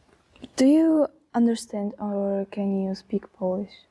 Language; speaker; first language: English; non-native, learner; Polish